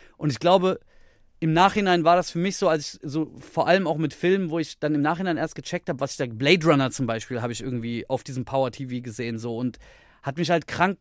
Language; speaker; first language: German; early bilingual, heritage; Greek